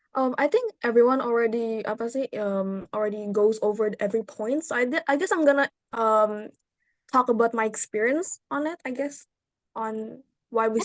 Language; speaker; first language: English; non-native, learner; Indonesian